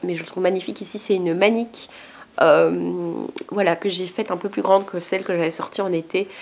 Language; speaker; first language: French; native; French